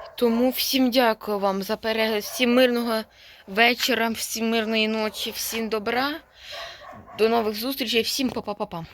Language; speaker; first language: Ukrainian; native; Ukrainian